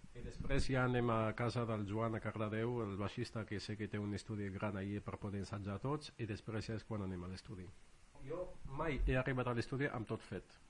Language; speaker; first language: Catalan; non-native, fluent; Arabic